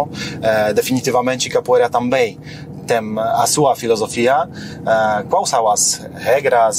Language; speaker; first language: Portuguese; non-native, fluent; Polish